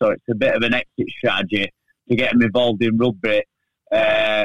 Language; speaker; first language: English; native; English